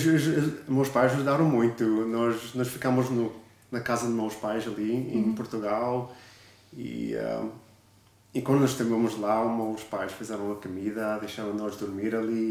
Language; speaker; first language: Portuguese; early bilingual, other home language; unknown